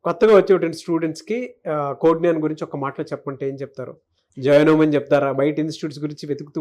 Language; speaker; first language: Telugu; native; Telugu